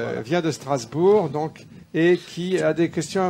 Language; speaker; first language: French; native; French